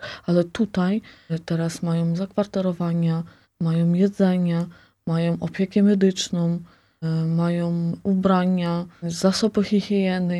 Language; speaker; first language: Polish; non-native, fluent; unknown